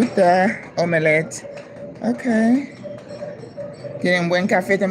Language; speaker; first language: Spanish; non-native, learner; English